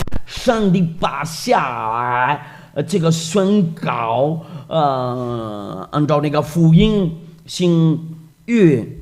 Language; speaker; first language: Chinese; non-native, fluent; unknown